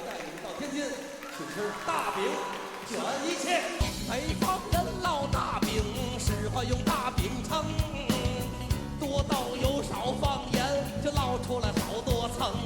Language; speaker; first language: Chinese; native; Chinese